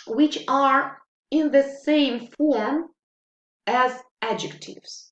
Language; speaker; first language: English; non-native, fluent; Ukrainian